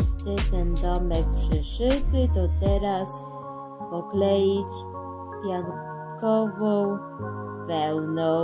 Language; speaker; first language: Polish; early bilingual, heritage; Polish